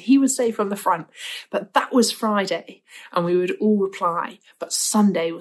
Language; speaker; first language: English; native; English